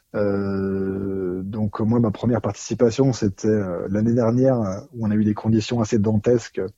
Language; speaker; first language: French; native; French